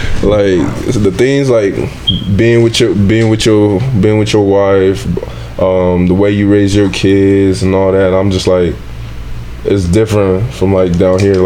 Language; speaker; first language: English; non-native, local second language; Esan